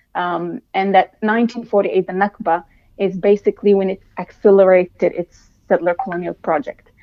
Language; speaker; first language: English; non-native, fluent; Arabic